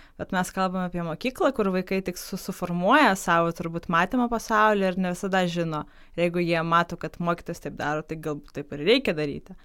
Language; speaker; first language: Lithuanian; non-native, local second language; Polish